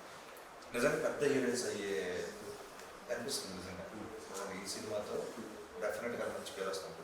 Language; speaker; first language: Telugu; native; Telugu